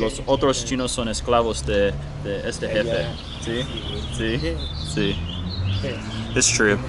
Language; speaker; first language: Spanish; non-native, learner; English